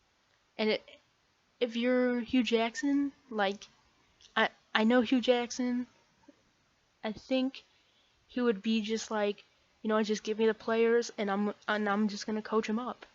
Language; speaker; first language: English; native; English